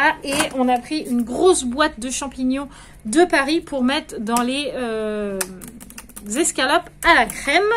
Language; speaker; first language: French; native; French